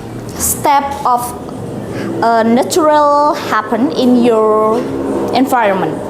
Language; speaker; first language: English; non-native, learner; Indonesian